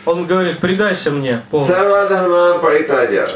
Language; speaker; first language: Russian; native; Russian